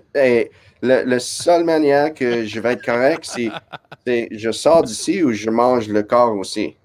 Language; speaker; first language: French; non-native, fluent; English